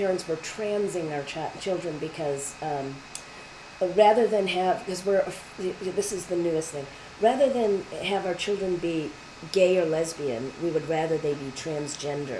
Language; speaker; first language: English; native; English